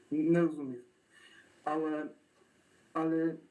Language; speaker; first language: Polish; non-native, learner; Ukrainian